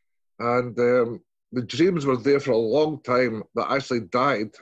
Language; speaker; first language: English; native; English